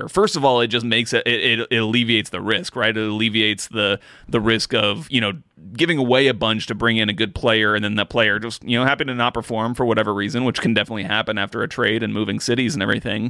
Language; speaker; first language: English; native; English